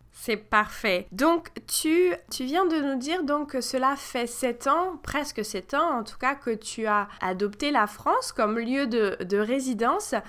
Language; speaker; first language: French; native; French